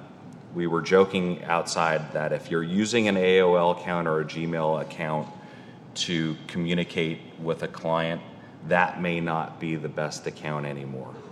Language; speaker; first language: English; native; English